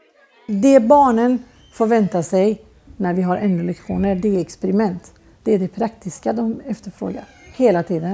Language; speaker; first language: Swedish; non-native, fluent; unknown